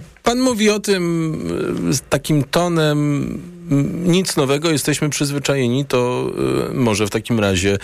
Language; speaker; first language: Polish; native; Polish